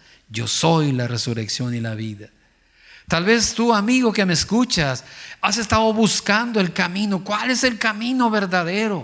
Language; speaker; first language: Spanish; native; Spanish